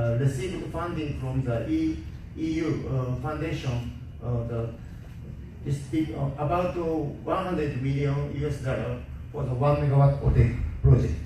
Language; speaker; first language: English; non-native, learner; Japanese